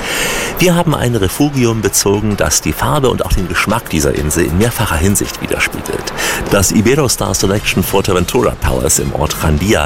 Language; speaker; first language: German; native; German